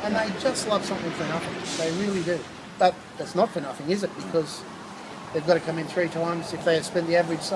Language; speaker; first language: English; native; English